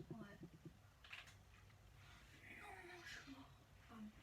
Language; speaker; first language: French; native; French